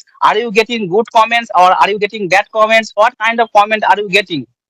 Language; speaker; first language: English; non-native, learner; Bangla